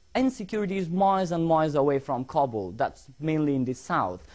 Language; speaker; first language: English; non-native, fluent; Persian